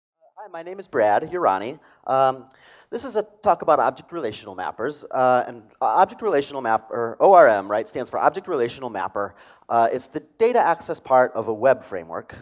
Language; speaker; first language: English; native; English